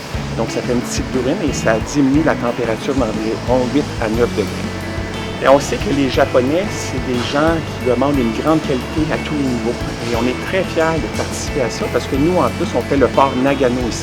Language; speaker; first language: French; native; French